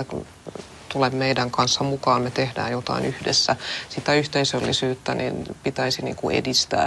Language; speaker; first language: Finnish; non-native, local second language; Swedish